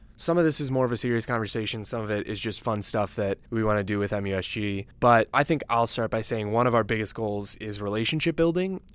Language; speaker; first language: English; native; English